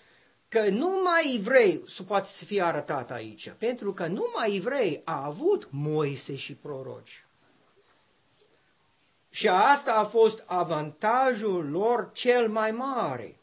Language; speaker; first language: Romanian; non-native, learner; English